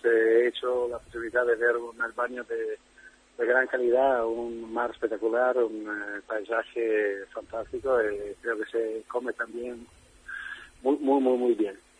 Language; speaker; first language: Spanish; non-native, fluent; Italian